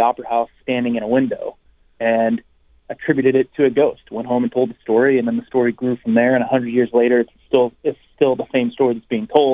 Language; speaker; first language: English; native; English